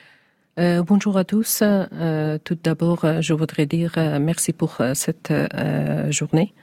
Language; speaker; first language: French; non-native, learner; Persian